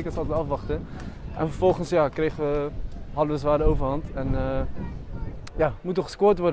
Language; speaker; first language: Dutch; early bilingual, other home language; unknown